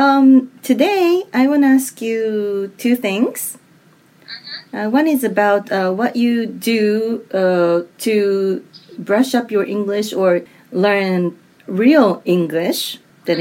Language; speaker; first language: English; non-native, fluent; Japanese